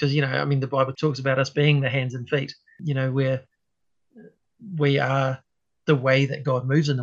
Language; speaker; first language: English; native; English